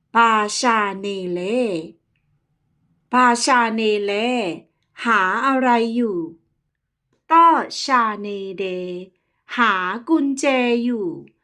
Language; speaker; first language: Thai; native; Thai